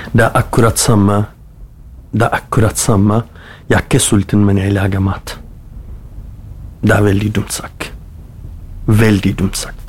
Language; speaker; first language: Norwegian; non-native, learner; Kurdish